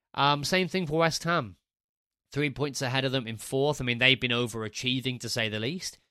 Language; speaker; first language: English; native; English